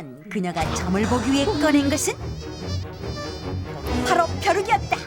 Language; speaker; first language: Korean; native; Korean